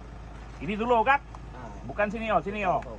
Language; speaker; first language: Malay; non-native, learner; Cebuano